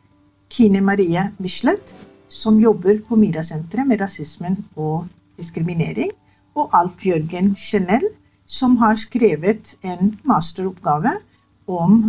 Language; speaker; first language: Norwegian; non-native, fluent; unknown